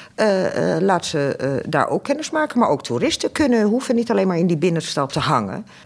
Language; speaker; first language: Dutch; early bilingual, other home language; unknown